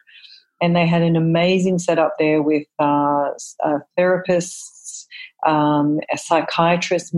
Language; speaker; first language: English; native; English